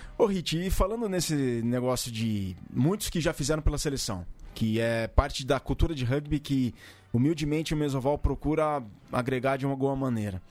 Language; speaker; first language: Portuguese; native; Portuguese